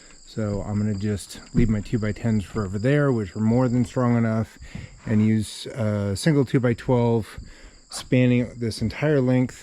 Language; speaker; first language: English; native; English